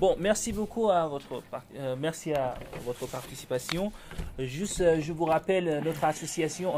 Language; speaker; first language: French; non-native, learner; Persian